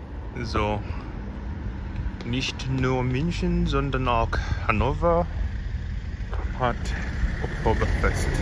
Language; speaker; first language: German; non-native, learner; Korean